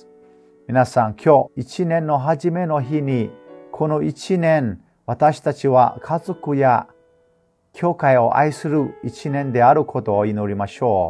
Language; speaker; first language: Japanese; non-native, fluent; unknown